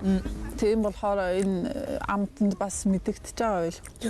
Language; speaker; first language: Mongolian; non-native, fluent; Polish